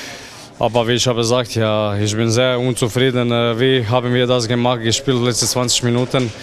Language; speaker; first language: German; non-native, learner; Croatian